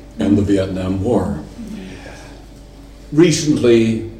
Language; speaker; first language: English; native; English